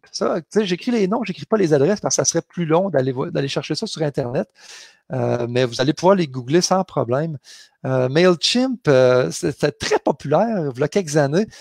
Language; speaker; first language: French; native; French